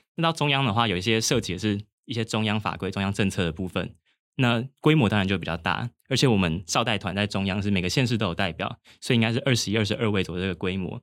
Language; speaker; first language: Chinese; native; Chinese